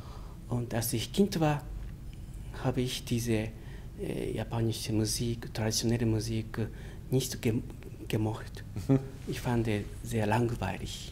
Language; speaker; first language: German; non-native, fluent; Japanese